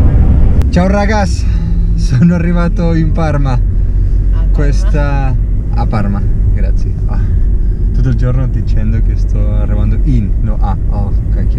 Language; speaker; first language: Italian; non-native, fluent; Spanish